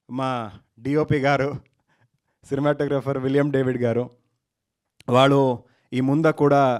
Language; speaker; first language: Telugu; non-native, learner; Kannada